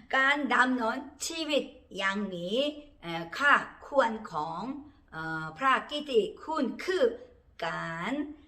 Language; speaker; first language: Thai; non-native, learner; Korean